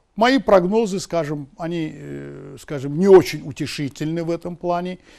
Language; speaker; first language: Russian; non-native, local second language; Azerbaijani